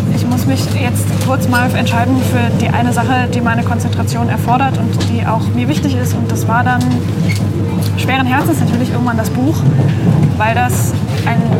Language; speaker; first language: German; native; German